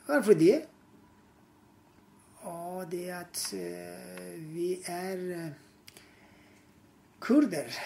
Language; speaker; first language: Swedish; non-native, fluent; Persian